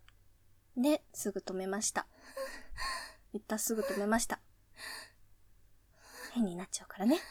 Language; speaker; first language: Japanese; native; Japanese